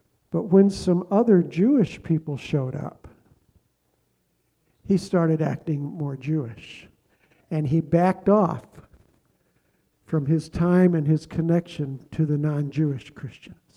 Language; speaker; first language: English; native; English